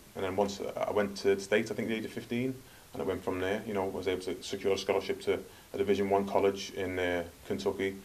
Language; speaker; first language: English; native; English